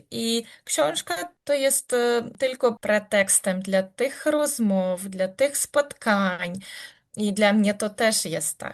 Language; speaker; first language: Polish; non-native, learner; Ukrainian